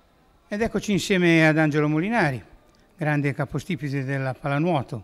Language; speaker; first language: Italian; native; Italian